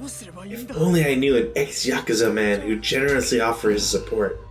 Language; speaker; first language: English; native; English